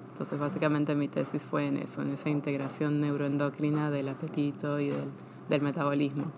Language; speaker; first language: Spanish; native; Spanish